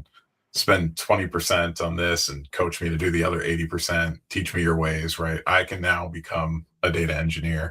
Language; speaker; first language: English; native; English